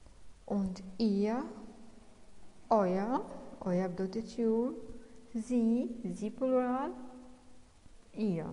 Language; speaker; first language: German; non-native, fluent; Arabic